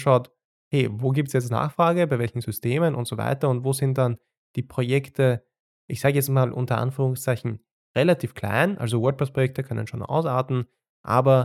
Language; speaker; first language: German; native; German